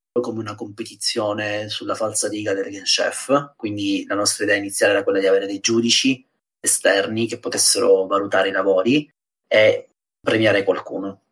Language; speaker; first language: Italian; native; Italian